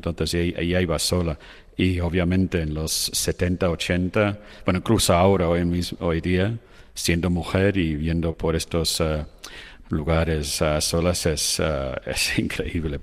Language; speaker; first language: Spanish; non-native, fluent; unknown